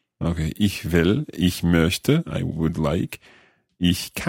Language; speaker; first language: German; non-native, learner; English